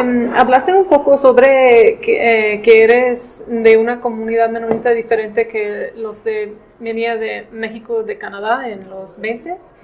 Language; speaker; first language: Spanish; non-native, fluent; English